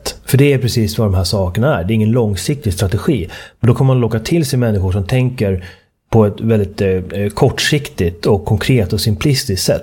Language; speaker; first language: Swedish; native; Swedish